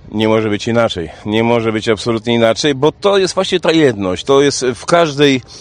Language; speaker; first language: Polish; native; Polish